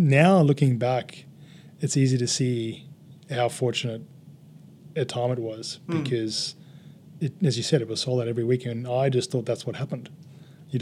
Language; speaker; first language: English; native; English